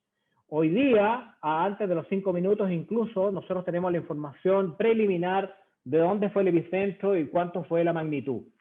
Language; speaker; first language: Spanish; native; Spanish